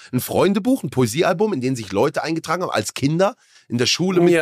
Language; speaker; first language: German; native; German